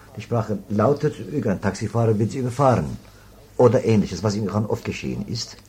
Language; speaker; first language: German; non-native, fluent; Persian